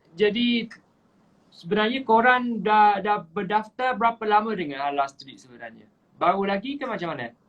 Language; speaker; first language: Malay; native; Malay